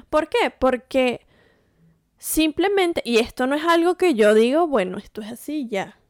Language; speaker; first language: Spanish; native; Spanish